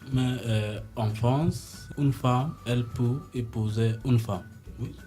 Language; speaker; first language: French; non-native, learner; Spanish